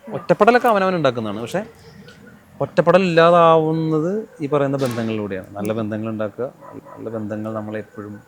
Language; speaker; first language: Malayalam; native; Malayalam